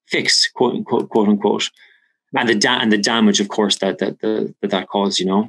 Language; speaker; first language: English; native; English